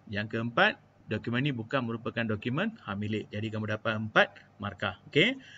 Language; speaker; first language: Malay; non-native, local second language; Malayalam